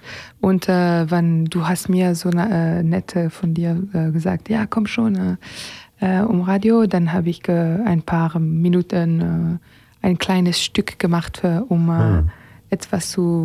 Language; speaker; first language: German; non-native, learner; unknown